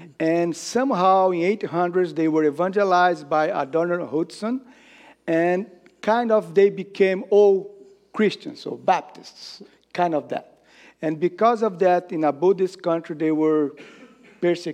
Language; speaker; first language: English; non-native, fluent; Portuguese